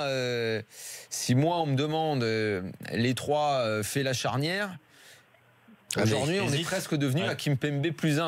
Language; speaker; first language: French; native; French